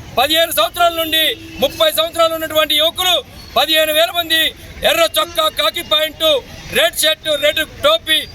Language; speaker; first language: Telugu; native; Telugu